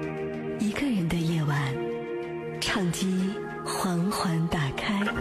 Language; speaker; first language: Chinese; native; Chinese